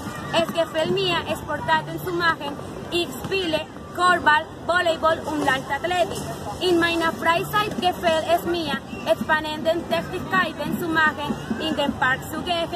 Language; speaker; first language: German; non-native, learner; Spanish